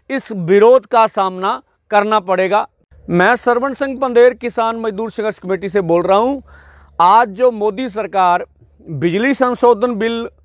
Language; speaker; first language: Hindi; non-native, local second language; Punjabi